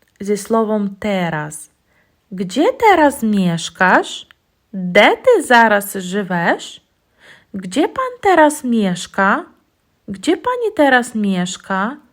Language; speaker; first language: Polish; non-native, fluent; Ukrainian